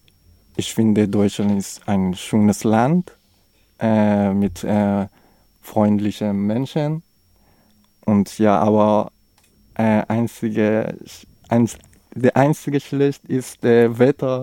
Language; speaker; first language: German; non-native, learner; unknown